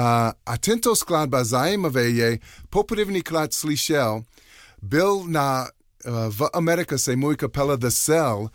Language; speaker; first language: Czech; non-native, learner; English